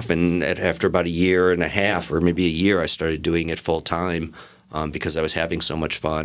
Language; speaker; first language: English; native; English